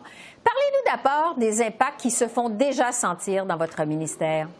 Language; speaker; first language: French; native; French